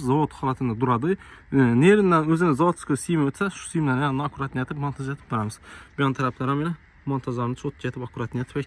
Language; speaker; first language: Uzbek; native; Uzbek